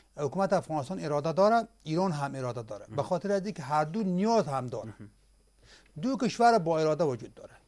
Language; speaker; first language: Persian; native; Persian